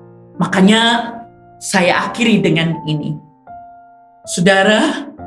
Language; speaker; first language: Indonesian; native; Indonesian